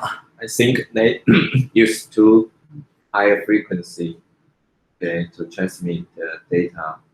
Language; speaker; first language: English; non-native, fluent; Chinese